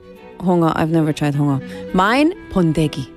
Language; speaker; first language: Korean; non-native, learner; English